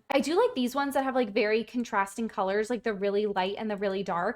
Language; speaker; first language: English; native; English